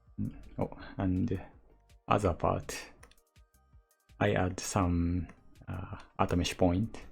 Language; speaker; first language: English; non-native, learner; Japanese